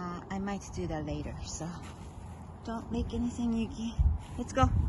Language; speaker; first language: English; non-native, fluent; Japanese